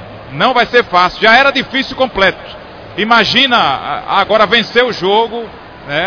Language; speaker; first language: Portuguese; native; Portuguese